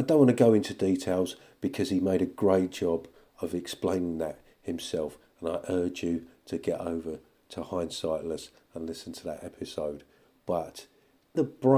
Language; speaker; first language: English; native; English